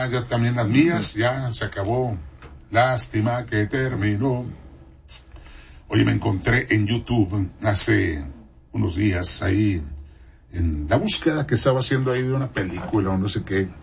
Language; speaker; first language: Spanish; native; Spanish